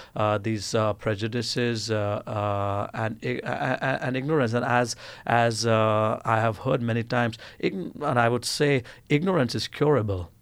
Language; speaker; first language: English; non-native, local second language; Gujarati